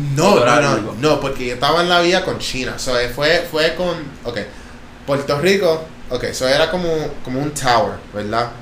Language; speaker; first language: Spanish; early bilingual, heritage; Spanish